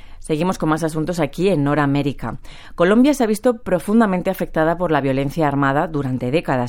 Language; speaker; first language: Spanish; native; Spanish